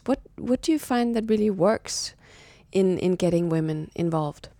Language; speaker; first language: English; non-native, fluent; Danish